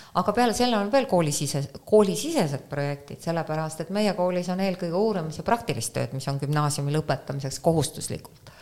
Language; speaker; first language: Estonian; native; Estonian